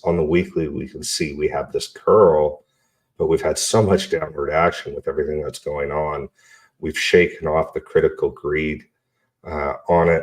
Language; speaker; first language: English; native; English